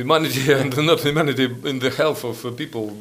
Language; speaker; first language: English; non-native, learner; Ukrainian